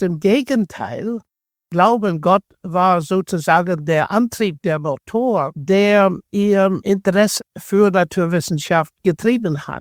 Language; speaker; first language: German; non-native, fluent; English